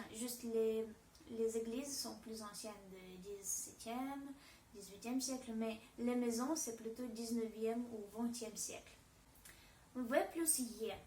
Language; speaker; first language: French; non-native, fluent; Russian